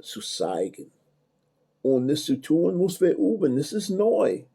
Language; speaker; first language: German; non-native, learner; English